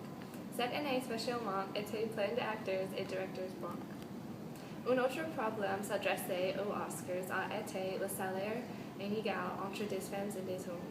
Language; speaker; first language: French; non-native, learner; English